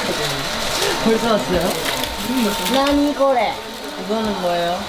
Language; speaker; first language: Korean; non-native, fluent; Japanese